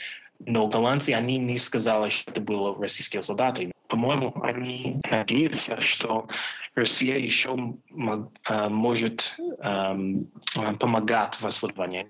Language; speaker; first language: Russian; non-native, fluent; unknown